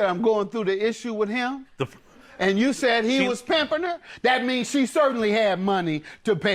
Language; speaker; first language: English; native; English